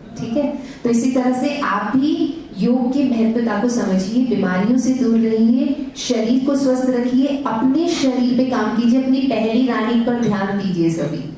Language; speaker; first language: Hindi; native; Hindi